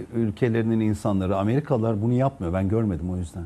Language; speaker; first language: Turkish; native; Turkish